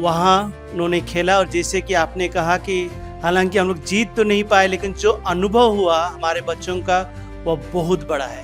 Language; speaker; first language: Hindi; native; Hindi